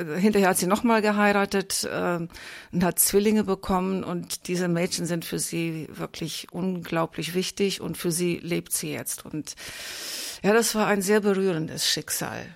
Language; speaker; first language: German; native; German